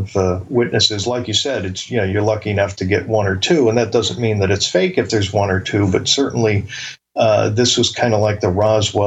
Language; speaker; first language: English; native; English